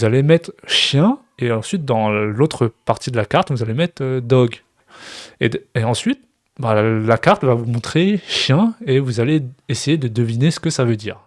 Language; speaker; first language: French; native; French